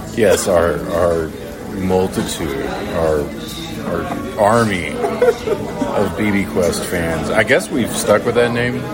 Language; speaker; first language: English; native; English